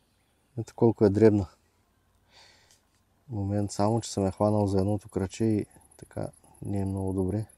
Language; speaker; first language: Bulgarian; native; Bulgarian